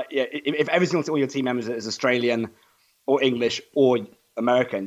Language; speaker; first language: English; native; English